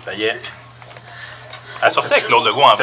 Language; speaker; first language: French; native; French